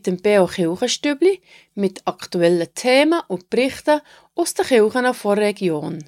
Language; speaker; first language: German; native; German